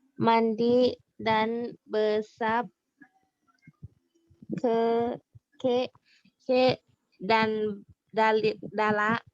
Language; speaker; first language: Indonesian; non-native, learner; Thai